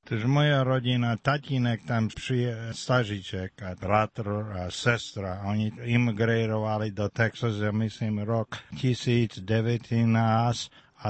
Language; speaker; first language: Czech; early bilingual, heritage; Czech